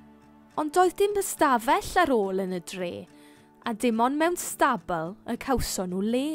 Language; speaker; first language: Welsh; native; Welsh